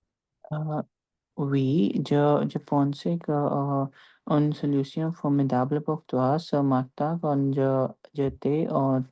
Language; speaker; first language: French; non-native, learner; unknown